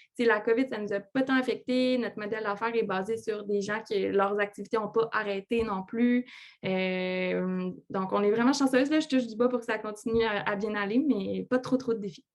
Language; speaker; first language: French; native; French